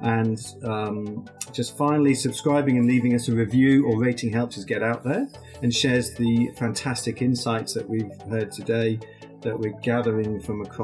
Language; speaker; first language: English; native; English